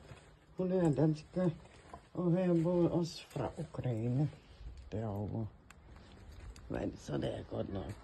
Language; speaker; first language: Danish; non-native, learner; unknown